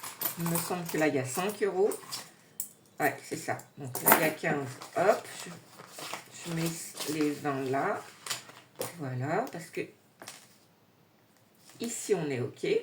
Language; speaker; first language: French; native; French